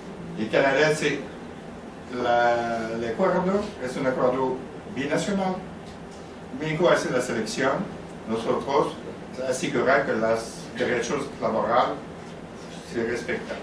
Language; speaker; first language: Spanish; non-native, learner; French